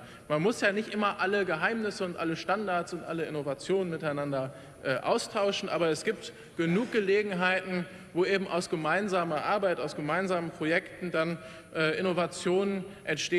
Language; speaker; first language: German; native; German